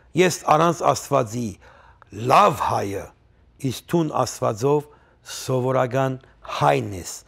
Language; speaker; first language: Armenian; native; Armenian